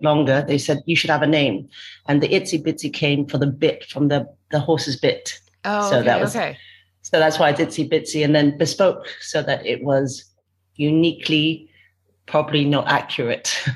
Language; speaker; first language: English; non-native, local second language; Cantonese